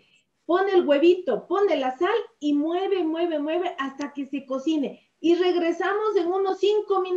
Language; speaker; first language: Spanish; native; Spanish